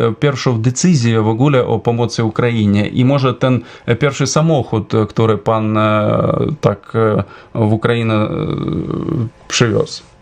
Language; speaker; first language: Polish; non-native, fluent; Ukrainian